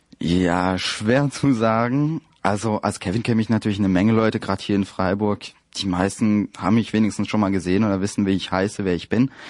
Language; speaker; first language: German; early bilingual, other home language; French